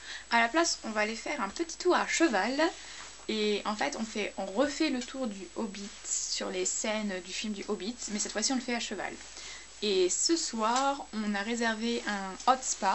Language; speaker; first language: French; native; French